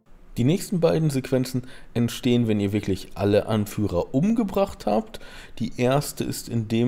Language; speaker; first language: German; native; German